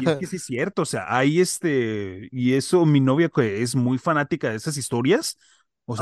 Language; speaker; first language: Spanish; native; Spanish